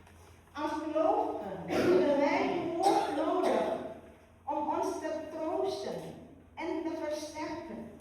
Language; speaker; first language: Dutch; early bilingual, other home language; Malay